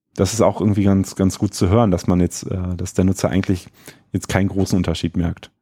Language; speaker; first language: German; native; German